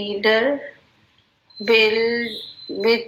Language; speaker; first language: German; non-native, learner; Hindi